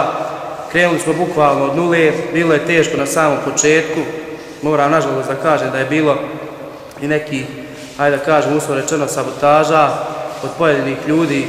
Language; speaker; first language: Croatian; native; Croatian